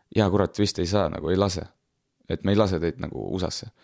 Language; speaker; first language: Estonian; non-native, local second language; Russian